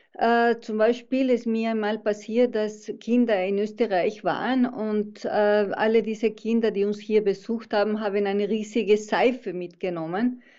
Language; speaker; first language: German; non-native, fluent; Spanish